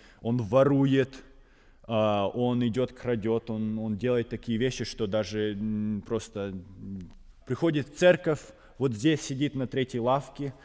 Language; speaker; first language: Russian; early bilingual, heritage; Russian